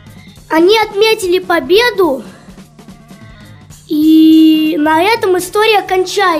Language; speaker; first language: Russian; native; Russian